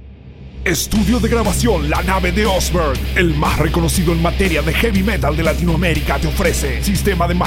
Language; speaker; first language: Spanish; native; Spanish